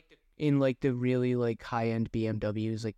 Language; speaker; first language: English; native; English